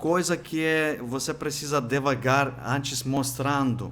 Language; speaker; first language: Portuguese; non-native, fluent; Ukrainian